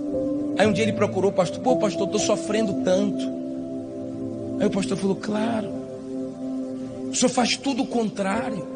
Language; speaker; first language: Portuguese; native; Portuguese